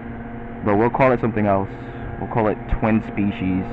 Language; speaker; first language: English; native; English